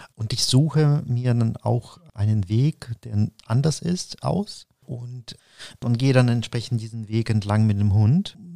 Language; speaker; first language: German; non-native, fluent; Ukrainian